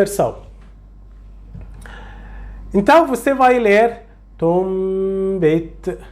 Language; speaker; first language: Portuguese; non-native, fluent; Arabic